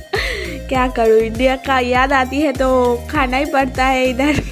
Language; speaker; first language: Hindi; non-native, local second language; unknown